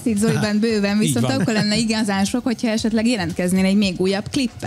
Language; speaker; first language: Hungarian; native; Hungarian